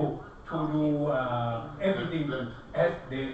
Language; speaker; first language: English; non-native, learner; Thai